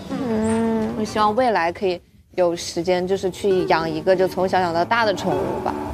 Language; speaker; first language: Chinese; native; Chinese